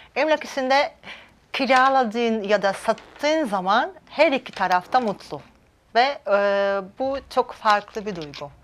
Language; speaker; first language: Turkish; non-native, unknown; Georgian